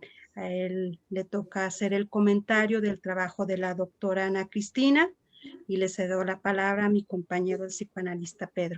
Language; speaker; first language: Spanish; native; Spanish